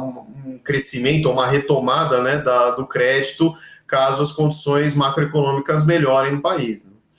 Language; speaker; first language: Portuguese; native; Portuguese